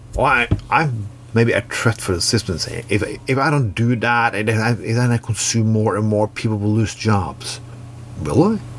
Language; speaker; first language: English; non-native, fluent; Norwegian